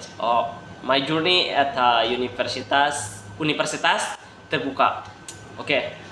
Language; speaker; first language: English; non-native, learner; Indonesian